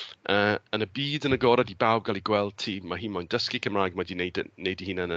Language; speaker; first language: Welsh; native; Welsh